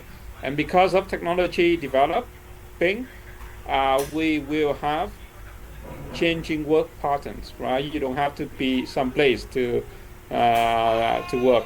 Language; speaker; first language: English; non-native, fluent; Vietnamese